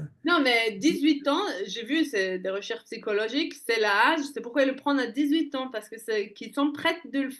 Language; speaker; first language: French; non-native, fluent; Hebrew